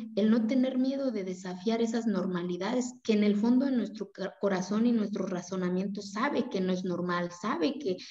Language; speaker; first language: Spanish; non-native, local second language; Zapotec